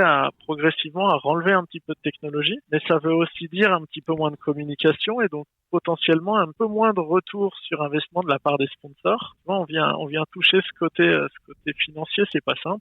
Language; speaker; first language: French; native; French